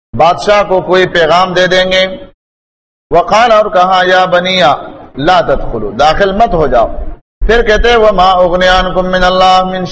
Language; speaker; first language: Urdu; non-native, local second language; Pashto